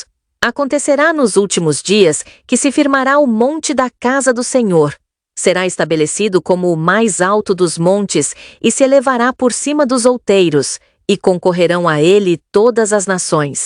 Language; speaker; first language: Portuguese; native; Portuguese